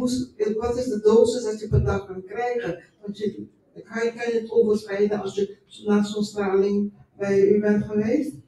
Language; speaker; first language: Dutch; non-native, local second language; Papiamento